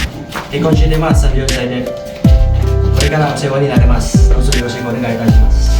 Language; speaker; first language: Japanese; non-native, learner; Filipino